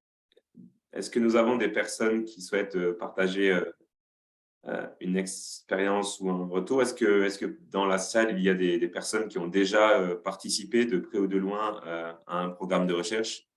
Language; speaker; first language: French; native; French